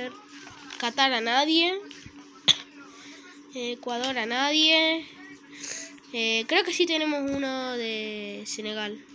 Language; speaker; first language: Spanish; native; Spanish